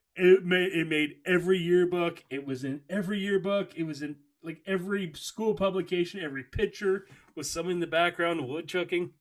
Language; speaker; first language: English; native; English